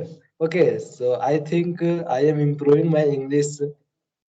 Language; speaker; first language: English; non-native, learner; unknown